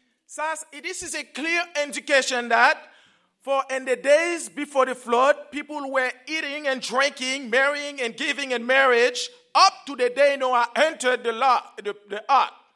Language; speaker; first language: English; non-native, fluent; Haitian Creole